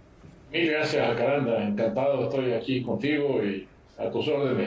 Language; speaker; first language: Spanish; native; Spanish